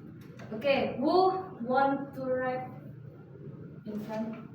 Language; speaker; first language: English; non-native, learner; Indonesian